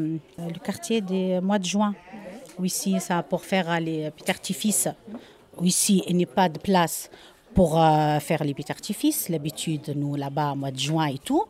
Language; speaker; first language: French; non-native, learner; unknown